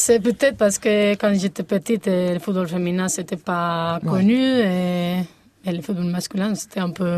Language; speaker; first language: French; non-native, fluent; Spanish